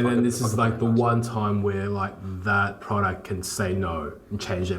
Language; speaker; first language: English; native; English